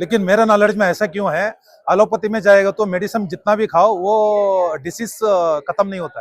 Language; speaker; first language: Hindi; non-native, local second language; Kannada